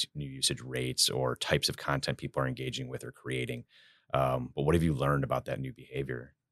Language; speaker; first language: English; native; English